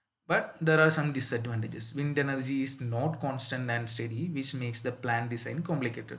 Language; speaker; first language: English; non-native, local second language; Malayalam